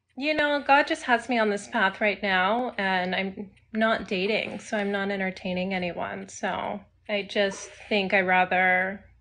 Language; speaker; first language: English; native; English